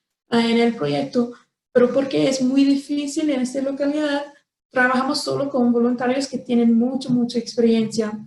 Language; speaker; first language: Spanish; non-native, fluent; English